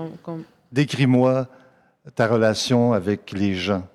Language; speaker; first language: French; native; French